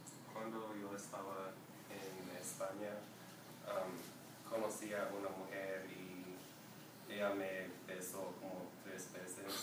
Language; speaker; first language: Spanish; non-native, learner; English